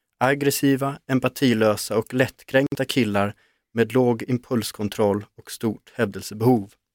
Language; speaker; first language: Swedish; native; Swedish